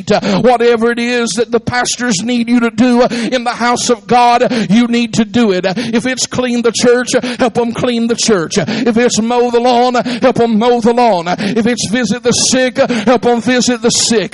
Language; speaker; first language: English; native; English